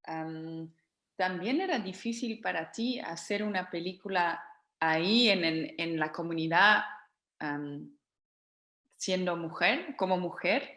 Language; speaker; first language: Spanish; non-native, fluent; Dutch